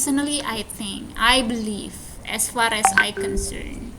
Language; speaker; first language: English; non-native, fluent; Indonesian